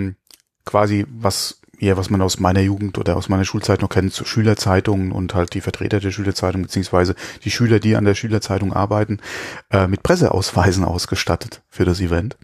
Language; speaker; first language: German; native; German